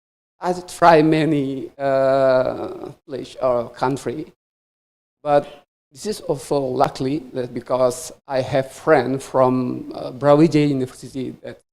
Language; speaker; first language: English; non-native, fluent; Indonesian